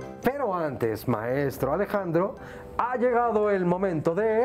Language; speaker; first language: Spanish; native; Spanish